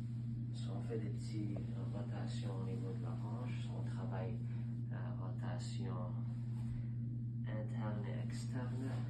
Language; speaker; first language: French; native; French